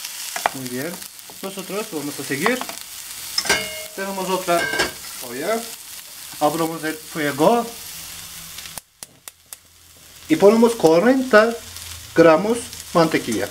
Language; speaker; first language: Spanish; non-native, learner; Turkish